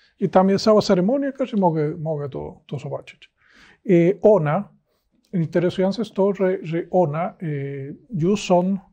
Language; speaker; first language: Polish; non-native, learner; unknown